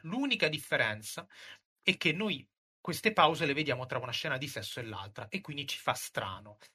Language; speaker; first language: Italian; native; Italian